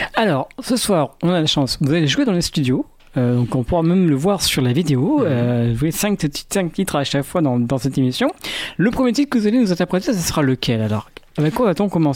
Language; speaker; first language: French; native; French